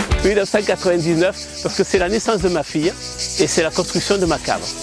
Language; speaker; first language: French; native; French